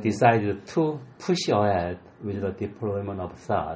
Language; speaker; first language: English; non-native, fluent; Korean